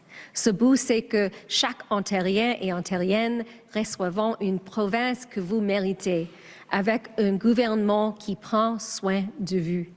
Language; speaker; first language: French; non-native, learner; English